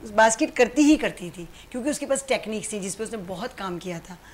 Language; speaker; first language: Urdu; native; Urdu